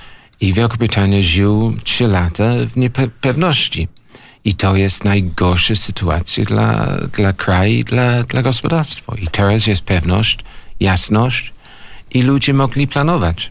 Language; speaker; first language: Polish; non-native, learner; English